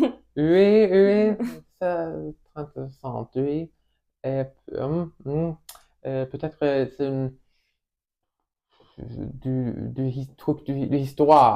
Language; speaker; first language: French; non-native, learner; Swedish